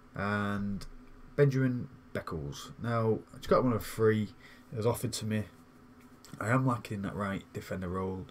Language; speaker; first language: English; native; English